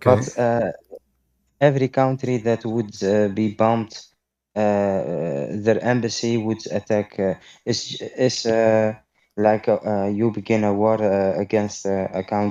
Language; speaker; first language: English; non-native, fluent; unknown